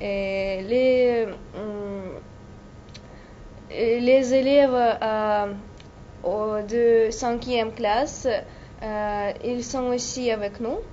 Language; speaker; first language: French; non-native, learner; Russian